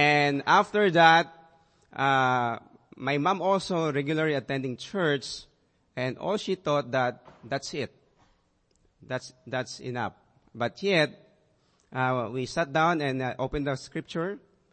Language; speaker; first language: English; non-native, local second language; Aklanon